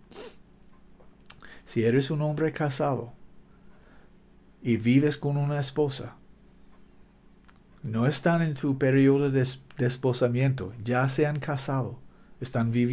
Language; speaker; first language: Spanish; non-native, learner; English